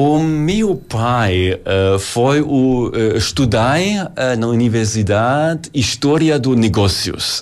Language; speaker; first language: Portuguese; non-native, learner; German